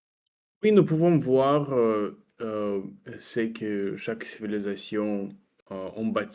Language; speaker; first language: French; non-native, fluent; Russian